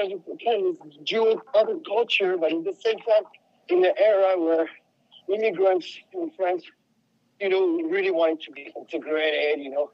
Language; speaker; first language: English; non-native, fluent; French